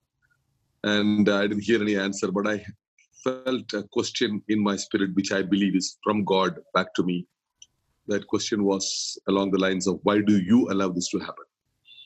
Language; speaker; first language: English; non-native, local second language; Malayalam